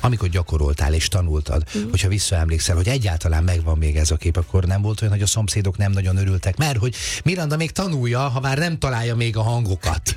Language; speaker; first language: Hungarian; native; Hungarian